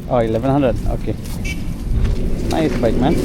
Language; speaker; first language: English; non-native, local second language; Khasi